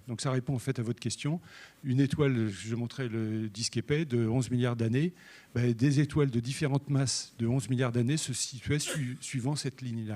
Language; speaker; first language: French; native; French